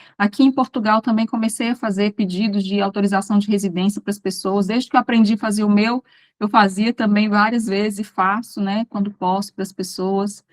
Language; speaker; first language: Portuguese; native; Portuguese